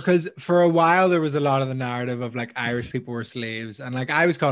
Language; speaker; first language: English; native; English